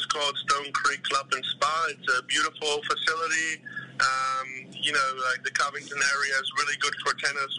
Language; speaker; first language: English; non-native, fluent; German